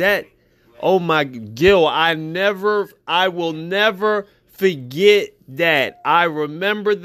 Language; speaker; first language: English; native; English